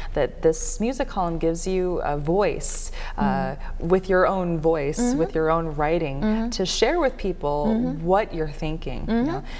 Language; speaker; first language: English; native; English